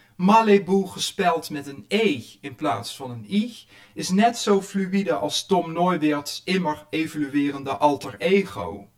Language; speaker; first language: Dutch; native; Dutch